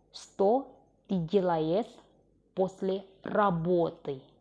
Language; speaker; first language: Russian; non-native, fluent; Indonesian